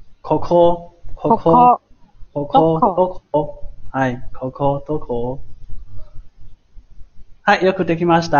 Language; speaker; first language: Japanese; non-native, fluent; Chinese